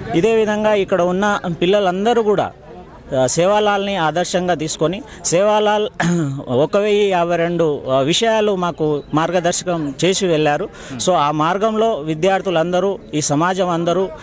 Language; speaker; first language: Telugu; non-native, local second language; Lambadi